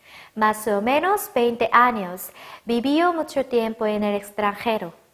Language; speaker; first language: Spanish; non-native, fluent; Korean